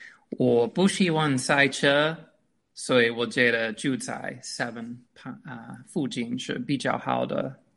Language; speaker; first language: Chinese; non-native, fluent; English